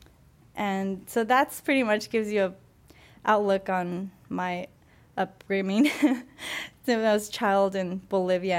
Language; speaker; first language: English; early bilingual, other home language; Spanish